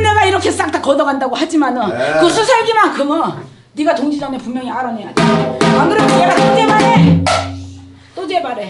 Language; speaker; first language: Korean; native; Korean